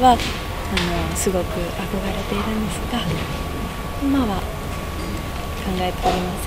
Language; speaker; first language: Japanese; native; Japanese